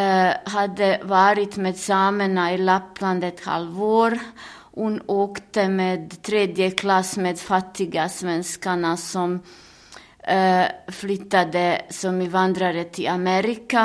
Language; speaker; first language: Swedish; non-native, fluent; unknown